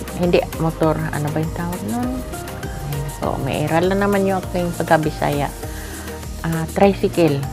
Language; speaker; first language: Filipino; non-native, local second language; Cebuano